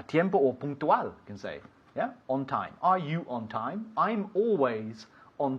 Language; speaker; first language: English; non-native, fluent; Spanish